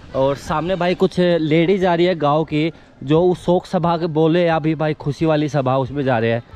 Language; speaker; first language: Hindi; native; Hindi